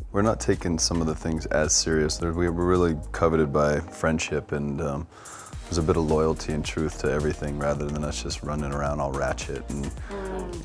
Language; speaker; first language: English; native; English